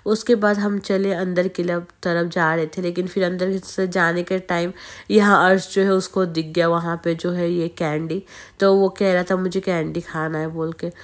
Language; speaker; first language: Hindi; non-native, local second language; Bangla